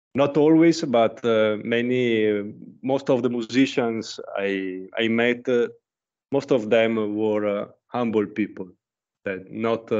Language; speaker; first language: English; non-native, learner; Italian